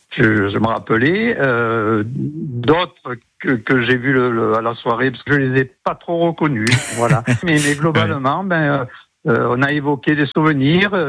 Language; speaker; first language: French; native; French